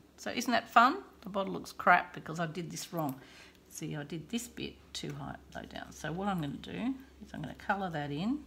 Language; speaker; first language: English; native; English